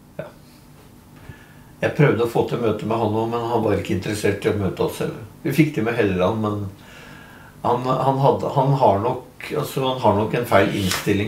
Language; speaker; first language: Norwegian; native; Norwegian